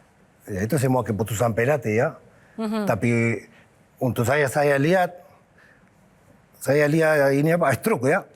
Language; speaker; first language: Indonesian; non-native, fluent; Spanish